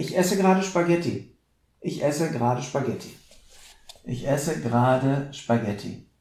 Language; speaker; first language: German; non-native, fluent; English